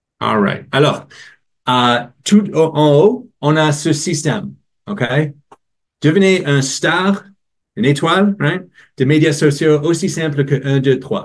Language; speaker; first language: French; non-native, learner; English